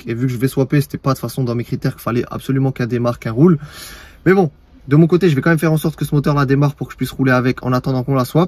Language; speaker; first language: French; native; French